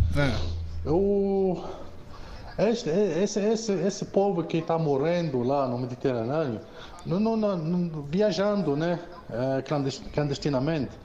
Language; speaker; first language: Portuguese; non-native, fluent; French